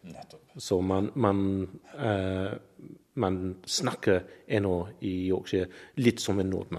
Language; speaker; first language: Norwegian; non-native, learner; English